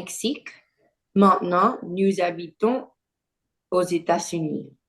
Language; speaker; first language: French; non-native, learner; Portuguese